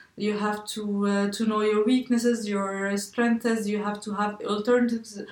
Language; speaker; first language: English; non-native, fluent; Arabic